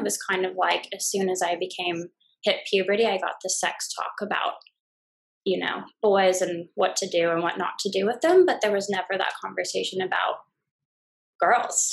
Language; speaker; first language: English; native; English